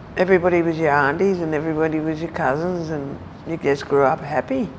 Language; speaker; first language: English; native; English